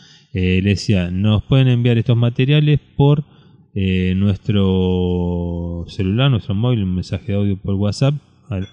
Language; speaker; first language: Spanish; native; Spanish